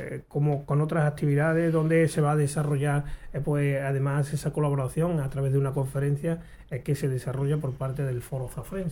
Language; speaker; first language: Spanish; native; Spanish